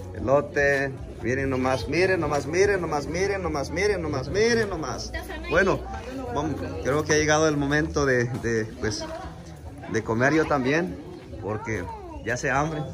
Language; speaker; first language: Spanish; native; Spanish